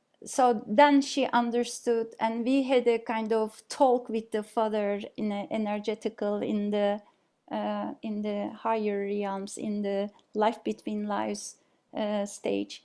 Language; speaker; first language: English; non-native, fluent; Turkish